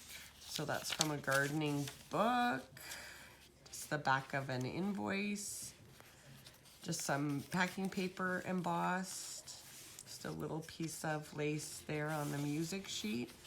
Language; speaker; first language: English; native; English